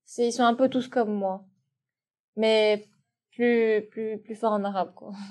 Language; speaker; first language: French; non-native, local second language; Arabic